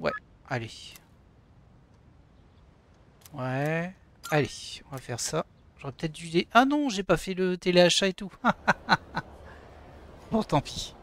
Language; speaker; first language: French; native; French